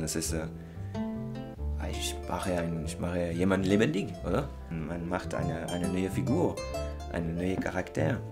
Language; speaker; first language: German; non-native, fluent; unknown